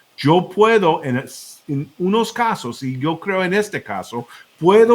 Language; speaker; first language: Spanish; non-native, fluent; English